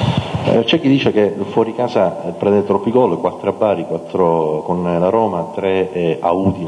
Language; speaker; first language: Italian; native; Italian